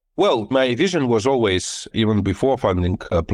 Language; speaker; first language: English; non-native, fluent; Lithuanian